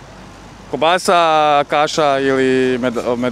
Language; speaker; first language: Croatian; native; Croatian